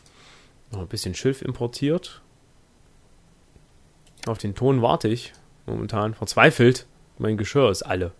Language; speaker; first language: German; native; German